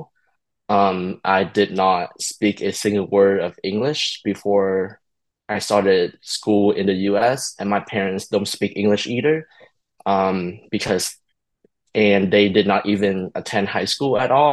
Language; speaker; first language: English; early bilingual, other home language; Vietnamese